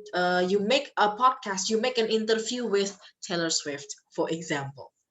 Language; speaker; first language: English; non-native, fluent; Indonesian